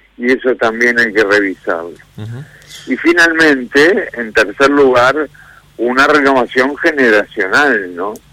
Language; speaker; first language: Spanish; native; Spanish